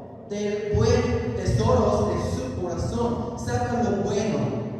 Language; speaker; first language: Spanish; native; Spanish